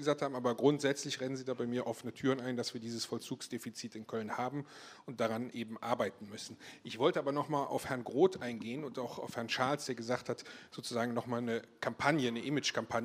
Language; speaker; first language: German; native; German